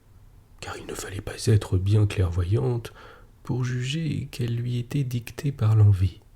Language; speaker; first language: French; native; French